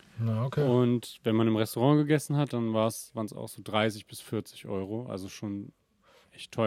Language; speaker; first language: German; native; German